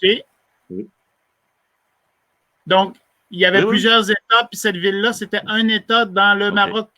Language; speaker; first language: French; native; French